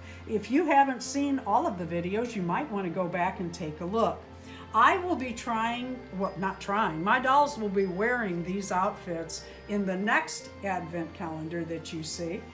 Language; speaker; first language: English; native; English